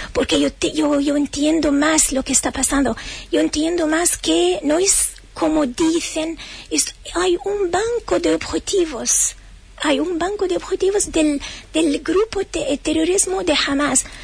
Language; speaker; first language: Spanish; non-native, fluent; Arabic